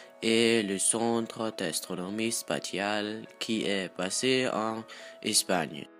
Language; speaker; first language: French; non-native, learner; Danish